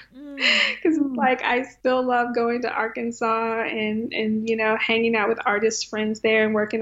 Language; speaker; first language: English; native; English